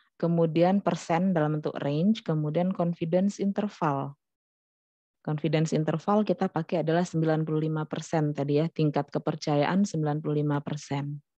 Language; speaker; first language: Indonesian; non-native, local second language; Minangkabau